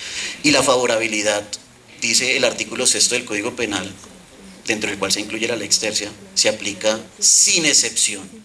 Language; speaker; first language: Spanish; native; Spanish